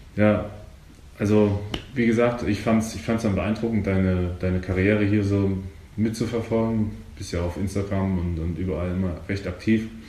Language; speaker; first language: German; native; German